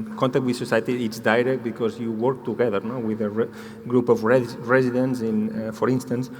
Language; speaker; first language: English; non-native, fluent; Catalan